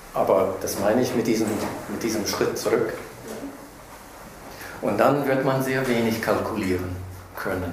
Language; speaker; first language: German; non-native, fluent; English